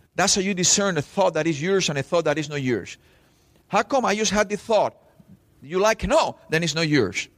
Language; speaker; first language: English; non-native, fluent; Spanish